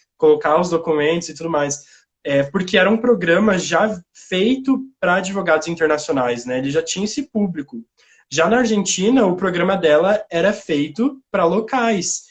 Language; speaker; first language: Portuguese; native; Portuguese